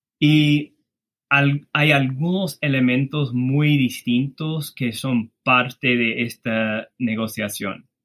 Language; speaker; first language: Spanish; non-native, fluent; English